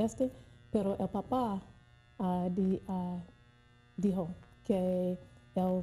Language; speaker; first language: Spanish; non-native, learner; English